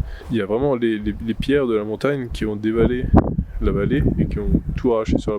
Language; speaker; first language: French; native; French